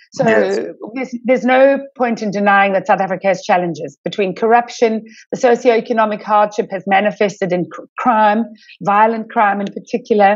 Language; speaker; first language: English; native; English